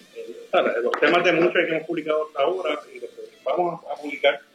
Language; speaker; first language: Spanish; native; Spanish